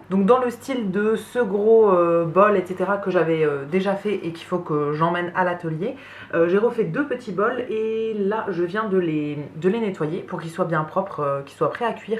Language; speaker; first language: French; native; French